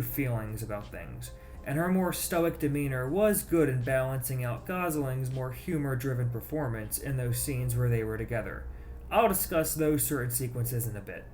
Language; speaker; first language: English; native; English